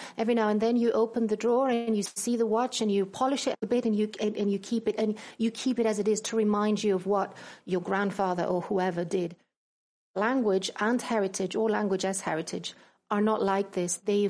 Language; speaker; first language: English; non-native, fluent; Greek